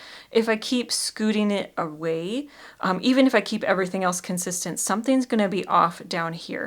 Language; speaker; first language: English; native; English